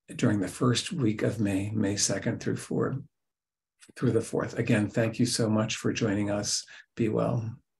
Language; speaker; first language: English; native; English